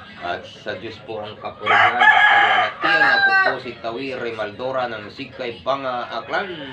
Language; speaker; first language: Filipino; non-native, local second language; Aklanon